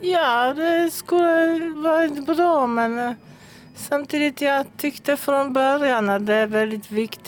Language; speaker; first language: Swedish; non-native, fluent; Czech